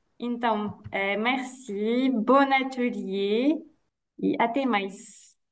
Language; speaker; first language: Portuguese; non-native, fluent; French